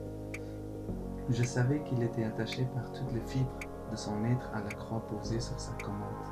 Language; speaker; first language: French; non-native, fluent; Persian